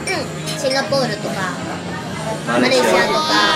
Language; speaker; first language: Japanese; native; Japanese